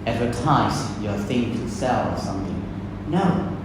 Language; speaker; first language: English; non-native, fluent; Burmese